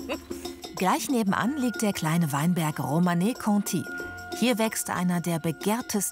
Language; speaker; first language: German; native; German